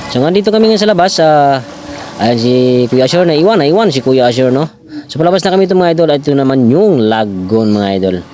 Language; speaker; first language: Filipino; non-native, local second language; Cebuano